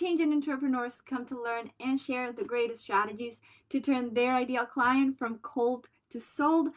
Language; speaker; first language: English; non-native, fluent; Spanish